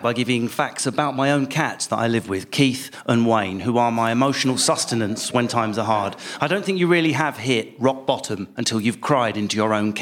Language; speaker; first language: English; native; English